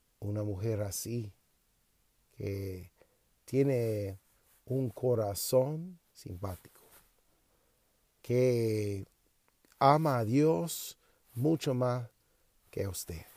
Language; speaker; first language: Spanish; non-native, learner; English